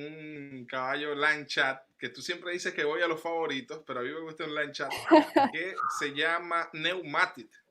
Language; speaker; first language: Spanish; native; Spanish